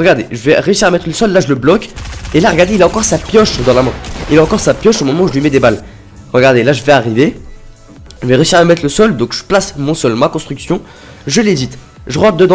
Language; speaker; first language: French; native; French